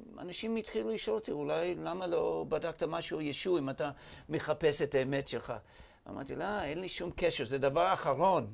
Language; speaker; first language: Hebrew; non-native, fluent; English